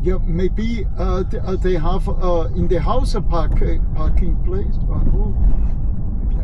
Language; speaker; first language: English; non-native, learner; German